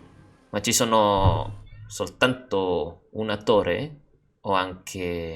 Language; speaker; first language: Italian; non-native, learner; Indonesian